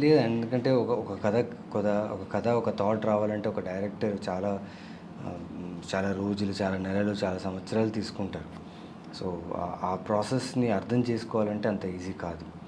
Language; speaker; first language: Telugu; non-native, local second language; Tamil